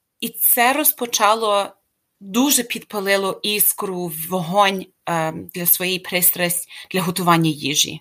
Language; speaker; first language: Ukrainian; early bilingual, heritage; Ukrainian